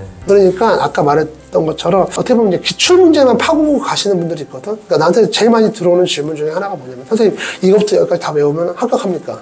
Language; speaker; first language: Korean; native; Korean